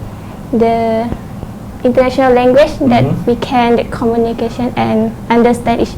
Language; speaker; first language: English; non-native, learner; Thai